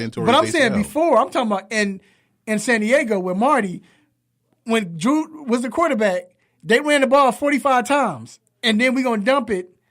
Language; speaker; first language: English; native; English